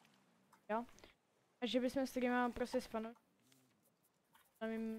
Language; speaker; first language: Czech; native; Czech